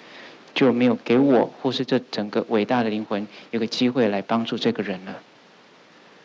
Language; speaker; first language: Chinese; native; Chinese